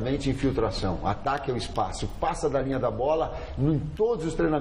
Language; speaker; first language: Portuguese; native; Portuguese